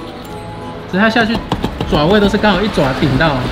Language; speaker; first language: Chinese; native; Chinese